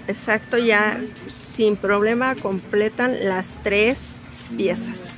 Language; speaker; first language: Spanish; native; Spanish